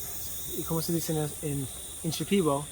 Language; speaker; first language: Spanish; non-native, learner; English